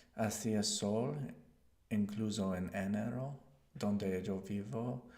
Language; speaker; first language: Spanish; non-native, learner; English